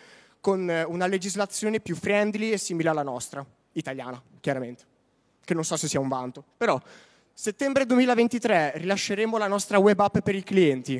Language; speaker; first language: Italian; native; Italian